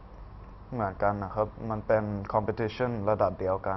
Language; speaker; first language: Thai; early bilingual, heritage; Thai